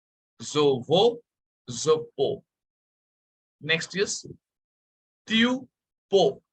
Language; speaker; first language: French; non-native, fluent; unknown